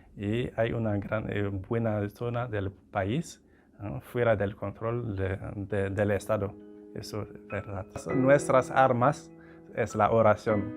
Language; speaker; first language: Spanish; non-native, fluent; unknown